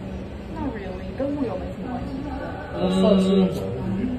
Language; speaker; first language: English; non-native, learner; Chinese